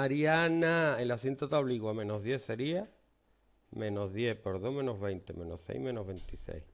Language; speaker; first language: Spanish; native; Spanish